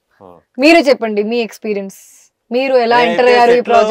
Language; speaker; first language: Telugu; non-native, local second language; Hindi